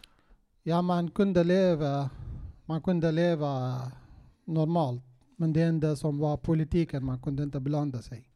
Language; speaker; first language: Swedish; non-native, fluent; Kurdish